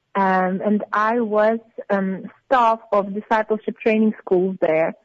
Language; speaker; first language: English; non-native, fluent; Russian